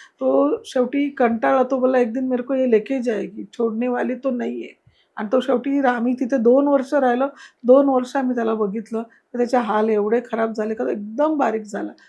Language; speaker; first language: Marathi; non-native, local second language; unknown